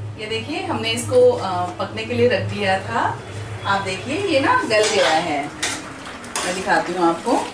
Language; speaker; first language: Hindi; native; Hindi